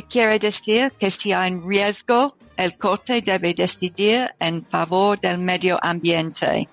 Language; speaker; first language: Spanish; non-native, learner; English